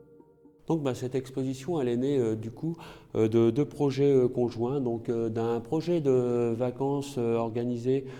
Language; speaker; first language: French; native; French